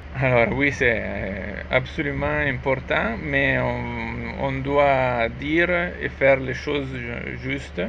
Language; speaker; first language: French; non-native, learner; Italian